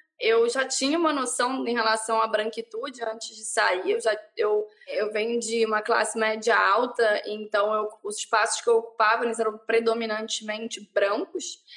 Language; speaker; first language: Portuguese; native; Portuguese